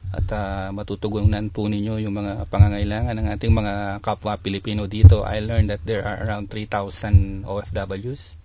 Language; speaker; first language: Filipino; non-native, local second language; Pampanga